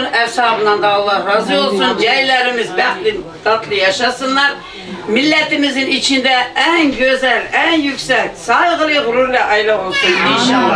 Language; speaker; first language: Turkish; early bilingual, heritage; Turkish